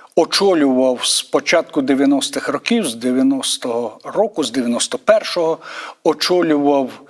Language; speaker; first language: Ukrainian; native; Ukrainian